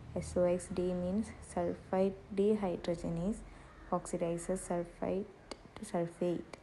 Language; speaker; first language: English; non-native, local second language; Malayalam